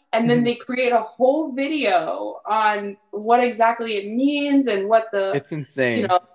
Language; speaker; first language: English; early bilingual, other home language; French